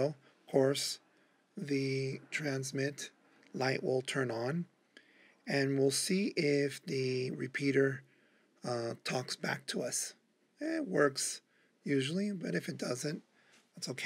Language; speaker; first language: English; native; English